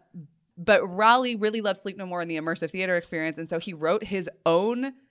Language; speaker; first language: English; native; English